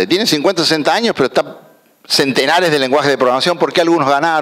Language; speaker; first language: Spanish; native; Spanish